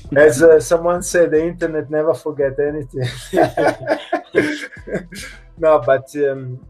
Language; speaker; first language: English; non-native, fluent; Italian